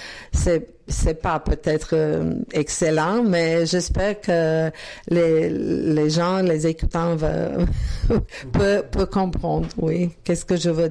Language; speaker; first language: French; non-native, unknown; Croatian